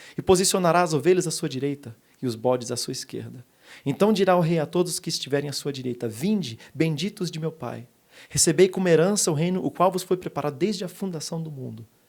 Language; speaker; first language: Portuguese; native; Portuguese